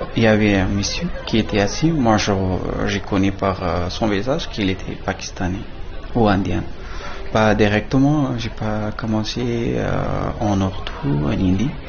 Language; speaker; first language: French; non-native, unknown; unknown